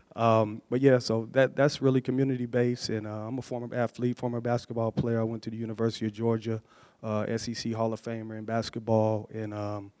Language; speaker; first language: English; native; English